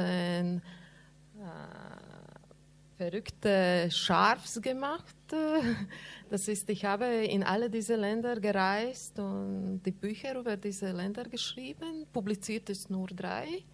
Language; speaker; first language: German; non-native, learner; Latvian